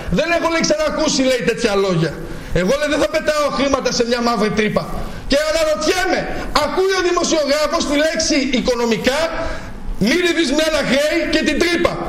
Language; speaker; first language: Greek; native; Greek